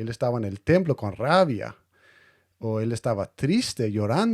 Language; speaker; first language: Spanish; non-native, fluent; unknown